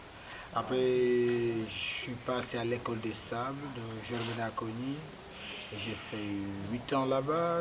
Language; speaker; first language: French; non-native, local second language; Wolof